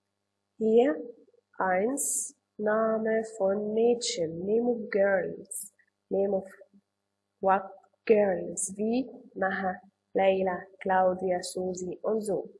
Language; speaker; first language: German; non-native, learner; Arabic